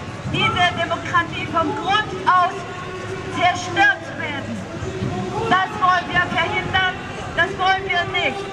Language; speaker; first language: German; non-native, fluent; Korean